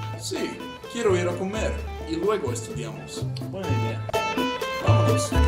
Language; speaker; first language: Spanish; non-native, learner; English